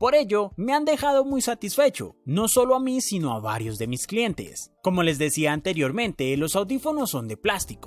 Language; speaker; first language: Spanish; native; Spanish